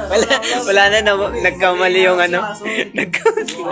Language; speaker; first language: Filipino; native; Filipino